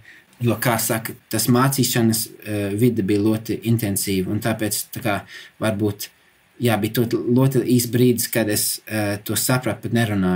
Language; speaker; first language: Latvian; early bilingual, heritage; English